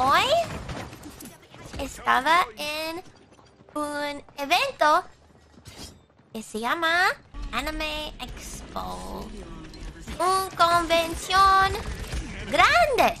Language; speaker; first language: Spanish; non-native, learner; English